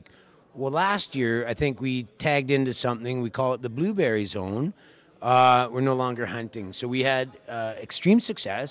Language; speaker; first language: English; native; English